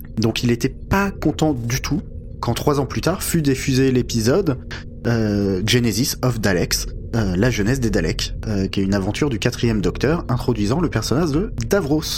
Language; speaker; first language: French; native; French